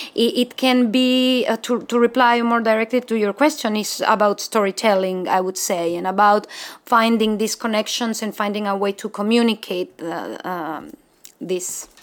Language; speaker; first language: English; non-native, fluent; Spanish